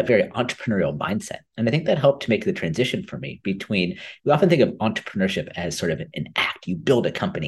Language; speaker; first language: English; native; English